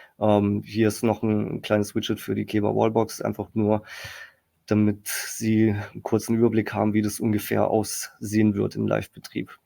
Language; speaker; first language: German; native; German